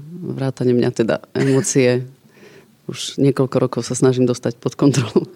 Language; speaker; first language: Slovak; native; Slovak